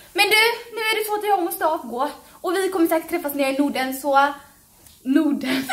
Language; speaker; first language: Swedish; early bilingual, other home language; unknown